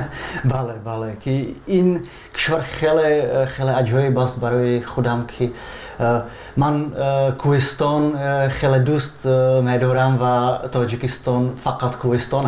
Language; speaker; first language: Persian; non-native, fluent; Slovak